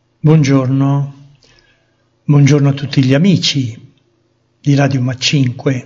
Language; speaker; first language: Italian; native; Italian